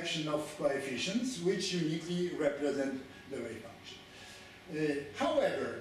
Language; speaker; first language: English; non-native, fluent; Polish